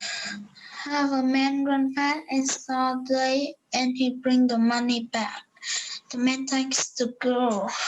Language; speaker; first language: English; non-native, learner; Vietnamese